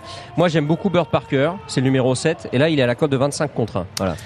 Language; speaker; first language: French; native; French